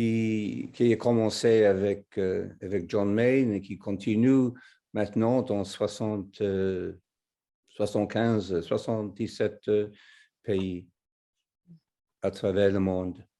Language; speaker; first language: French; non-native, fluent; English